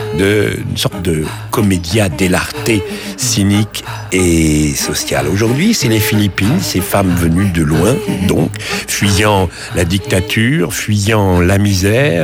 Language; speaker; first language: French; native; French